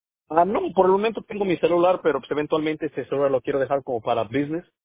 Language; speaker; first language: Spanish; native; Spanish